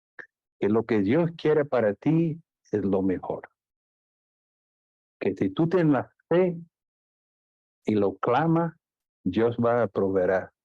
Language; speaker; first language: Spanish; non-native, fluent; English